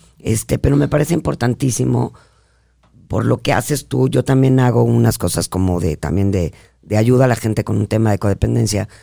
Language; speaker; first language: Spanish; native; Spanish